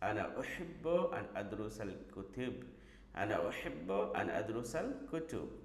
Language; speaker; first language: Arabic; non-native, fluent; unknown